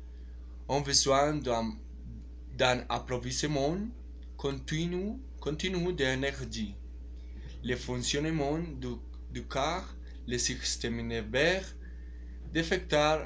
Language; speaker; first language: French; non-native, learner; Spanish